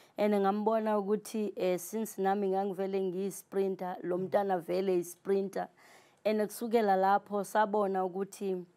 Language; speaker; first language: Zulu; native; Zulu